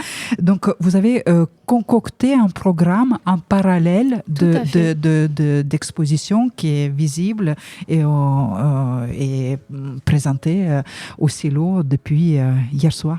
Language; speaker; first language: French; native; French